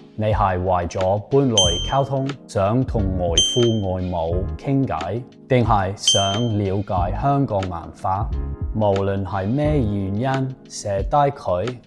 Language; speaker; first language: Cantonese; non-native, fluent; English